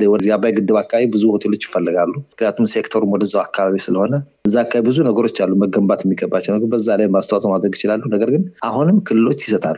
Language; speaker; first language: Amharic; native; Amharic